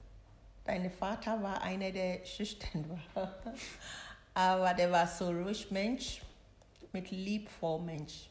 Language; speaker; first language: German; non-native, learner; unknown